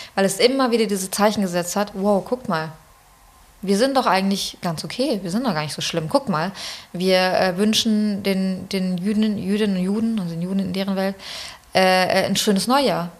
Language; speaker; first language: German; early bilingual, other home language; Persian